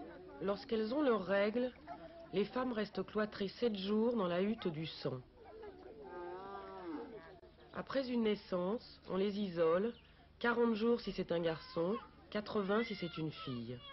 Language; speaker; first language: French; native; French